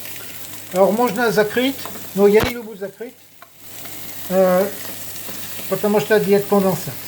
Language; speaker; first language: Russian; non-native, learner; French